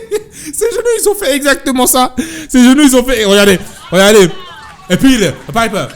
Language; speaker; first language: French; native; French